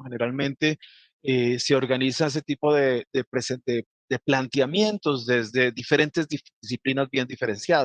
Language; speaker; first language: Spanish; native; Spanish